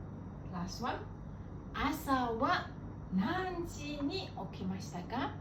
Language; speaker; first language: Japanese; non-native, fluent; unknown